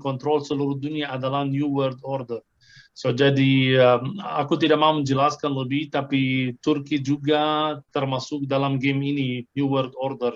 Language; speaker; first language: Indonesian; non-native, fluent; Arabic